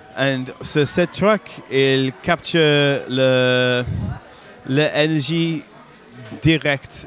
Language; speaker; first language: French; non-native, learner; English